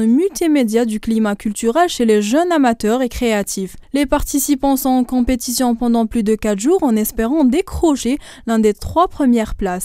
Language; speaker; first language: French; non-native, local second language; Arabic